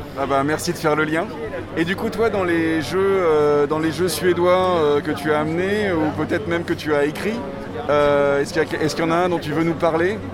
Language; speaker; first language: French; native; French